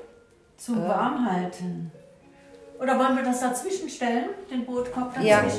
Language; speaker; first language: German; native; German